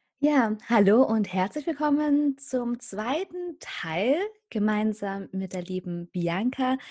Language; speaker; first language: German; native; German